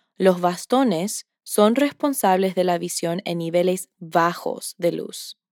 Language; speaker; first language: Spanish; early bilingual, heritage; Spanish